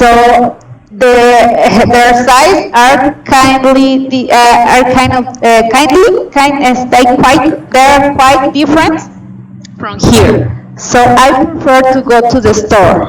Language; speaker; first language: English; non-native, fluent; Spanish